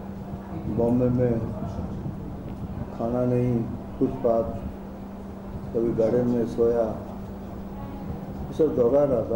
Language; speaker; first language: Hindi; non-native, local second language; Bangla